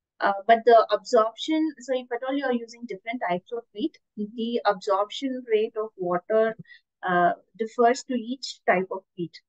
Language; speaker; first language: English; non-native, local second language; Tamil